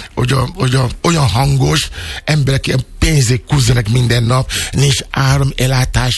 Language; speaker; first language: Hungarian; non-native, learner; Yoruba